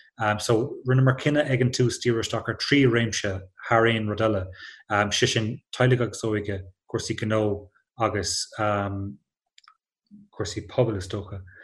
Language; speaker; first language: Irish; non-native, local second language; English